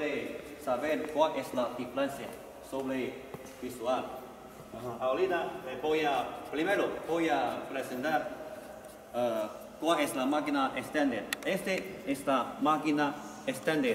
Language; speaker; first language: Spanish; non-native, learner; Chinese